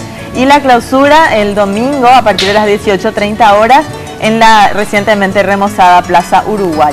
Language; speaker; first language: Spanish; native; Spanish